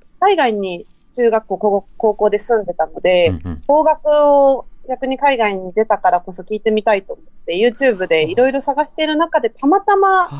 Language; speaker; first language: Japanese; native; Japanese